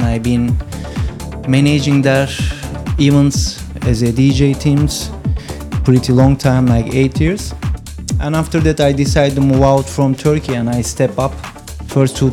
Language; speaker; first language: English; non-native, fluent; Turkish